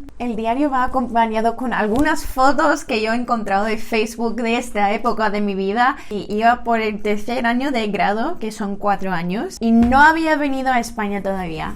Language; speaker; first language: Spanish; non-native, fluent; English